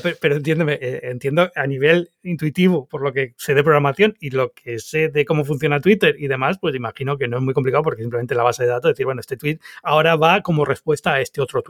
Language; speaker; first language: Spanish; native; Spanish